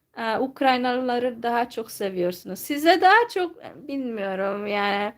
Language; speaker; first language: Turkish; non-native, fluent; Hungarian